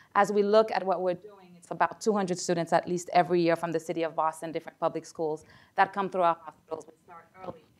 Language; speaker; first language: English; early bilingual, other home language; Haitian Creole